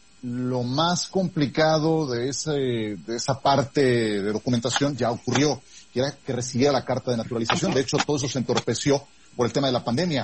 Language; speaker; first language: Spanish; native; Spanish